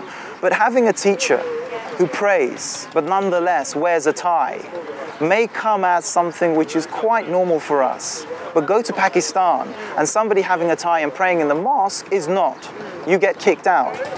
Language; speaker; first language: English; native; English